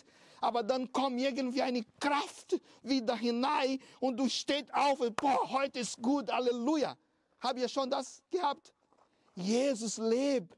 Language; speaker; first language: German; non-native, fluent; Portuguese